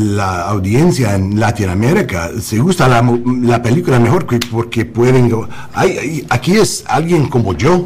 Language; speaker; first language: Spanish; non-native, learner; English